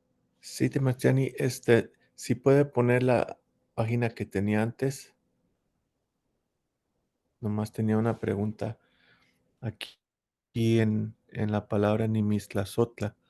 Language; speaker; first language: Spanish; early bilingual, heritage; English